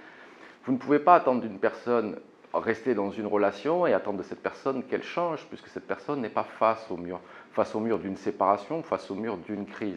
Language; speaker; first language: French; native; French